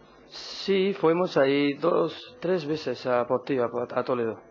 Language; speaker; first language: Spanish; non-native, learner; Arabic